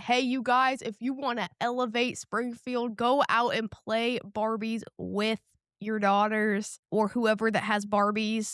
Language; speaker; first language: English; native; English